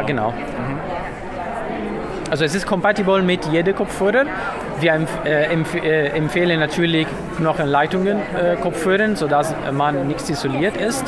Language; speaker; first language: German; non-native, learner; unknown